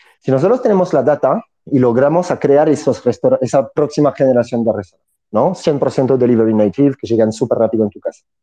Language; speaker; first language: Spanish; non-native, fluent; French